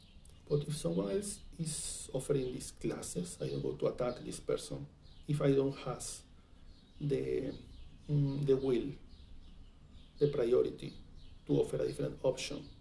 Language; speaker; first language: English; non-native, fluent; Spanish